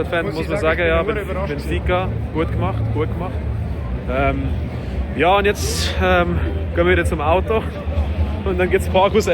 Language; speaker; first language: German; native; German